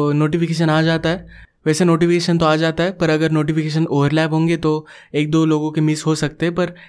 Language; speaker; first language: Hindi; non-native, local second language; Marathi